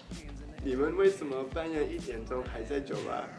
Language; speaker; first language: Chinese; non-native, learner; English